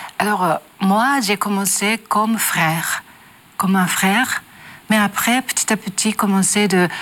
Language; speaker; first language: French; non-native, learner; Japanese